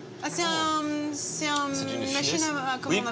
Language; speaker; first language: French; native; French